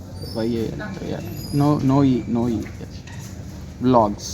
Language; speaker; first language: English; non-native, local second language; Telugu